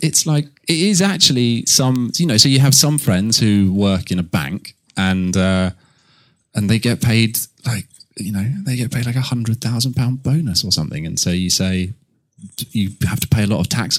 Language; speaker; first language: English; native; English